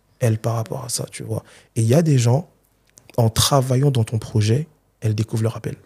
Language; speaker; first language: French; early bilingual, other home language; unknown